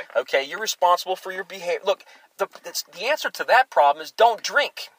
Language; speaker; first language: English; native; English